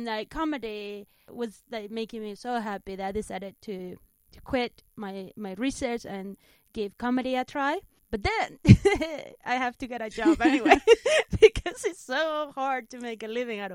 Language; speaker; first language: English; non-native, fluent; Spanish